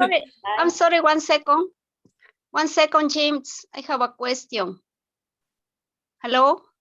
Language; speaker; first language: English; non-native, learner; Spanish